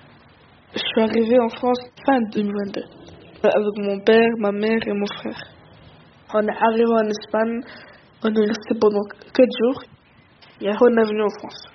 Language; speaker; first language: French; early bilingual, other home language; Arabic